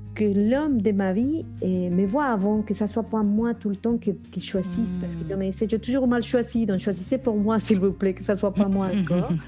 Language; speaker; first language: French; non-native, fluent; Spanish